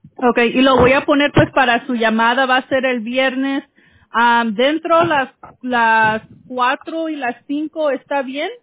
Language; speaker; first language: Spanish; early bilingual, heritage; Spanish